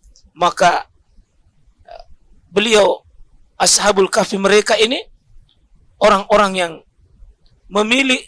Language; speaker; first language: Indonesian; native; Indonesian